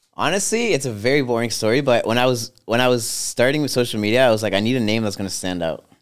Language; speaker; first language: English; early bilingual, other home language; Spanish